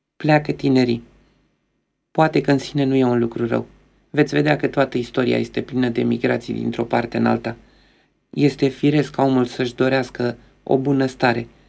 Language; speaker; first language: Romanian; native; Romanian